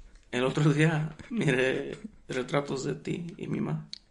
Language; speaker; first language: Spanish; early bilingual, heritage; Spanish